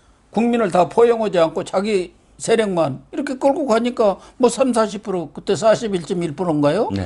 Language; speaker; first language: Korean; native; Korean